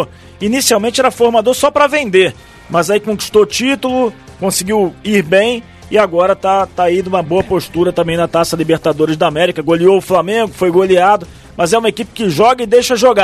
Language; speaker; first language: Portuguese; native; Portuguese